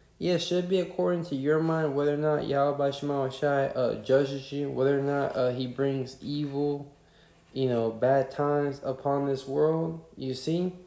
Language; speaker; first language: English; native; English